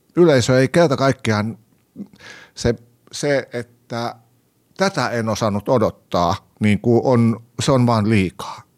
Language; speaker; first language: Finnish; native; Finnish